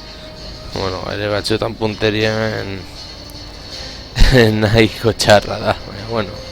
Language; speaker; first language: Basque; non-native, local second language; Spanish